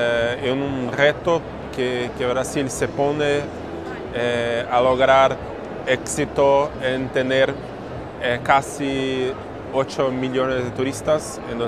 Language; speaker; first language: Spanish; non-native, fluent; Portuguese